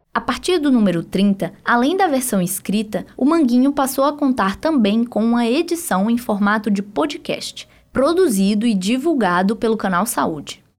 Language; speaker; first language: Portuguese; native; Portuguese